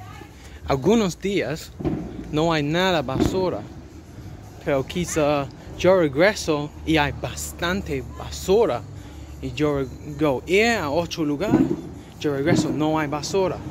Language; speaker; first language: Spanish; non-native, learner; English